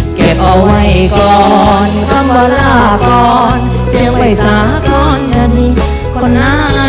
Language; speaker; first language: Thai; native; Thai